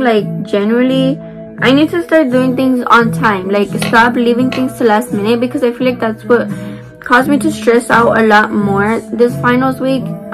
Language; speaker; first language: English; early bilingual, other home language; Spanish